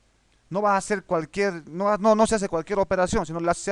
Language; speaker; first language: Spanish; native; Spanish